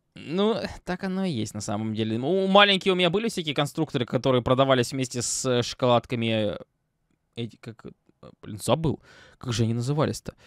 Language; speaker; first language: Russian; native; Russian